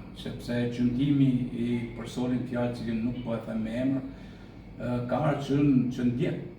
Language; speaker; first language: Albanian; native; Albanian